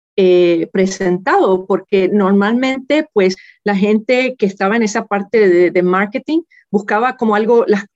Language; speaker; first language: Spanish; native; Spanish